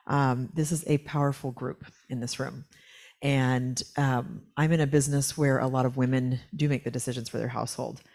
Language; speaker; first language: English; native; English